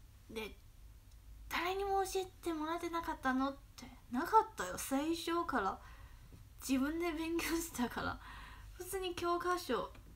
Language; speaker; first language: Japanese; non-native, fluent; Chinese